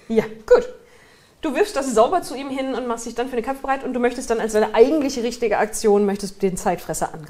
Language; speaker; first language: German; native; German